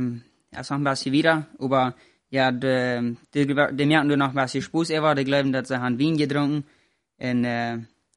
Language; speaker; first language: German; non-native, learner; Plautdietsch